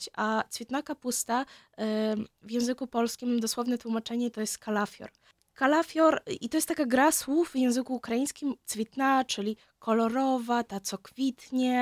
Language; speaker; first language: Polish; non-native, fluent; Ukrainian